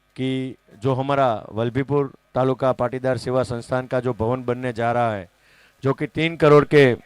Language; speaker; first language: Hindi; non-native, local second language; Gujarati